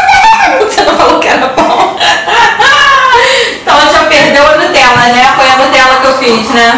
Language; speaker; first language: Portuguese; native; Portuguese